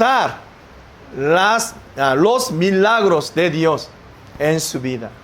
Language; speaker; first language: Spanish; non-native, learner; Korean